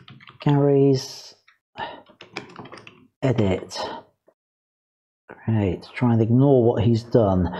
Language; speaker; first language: English; native; English